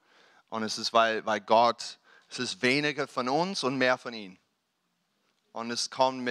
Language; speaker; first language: German; non-native, learner; English